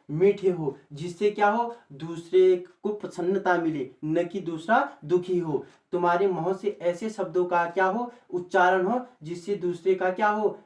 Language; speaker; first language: Hindi; native; Hindi